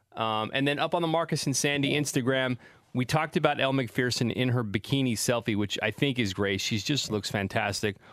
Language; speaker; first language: English; native; English